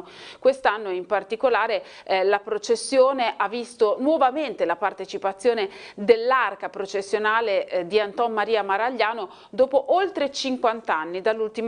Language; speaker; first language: Italian; native; Italian